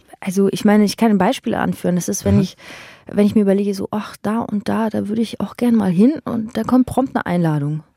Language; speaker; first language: German; early bilingual, other home language; Persian